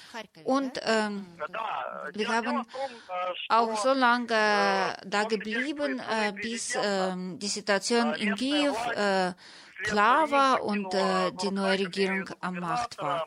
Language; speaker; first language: German; non-native, fluent; Russian